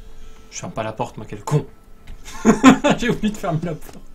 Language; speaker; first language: French; native; French